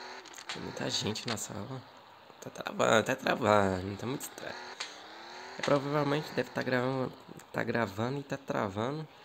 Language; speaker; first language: Portuguese; native; Portuguese